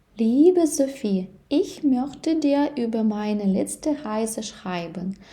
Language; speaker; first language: German; non-native, fluent; Ukrainian